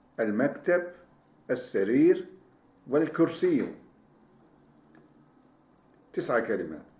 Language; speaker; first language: Arabic; non-native, fluent; Turkish